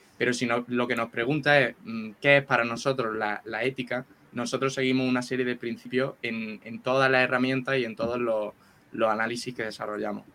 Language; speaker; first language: Spanish; native; Spanish